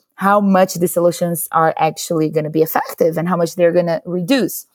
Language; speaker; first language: English; non-native, fluent; Portuguese